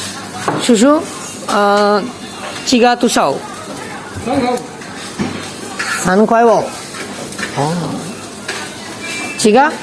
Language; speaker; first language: Chinese; non-native, learner; Bangla